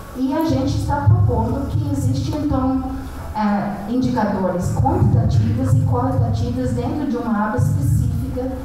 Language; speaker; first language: Portuguese; non-native, fluent; English